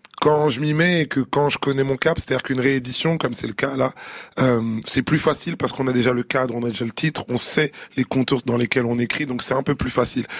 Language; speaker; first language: French; early bilingual, other home language; Lingala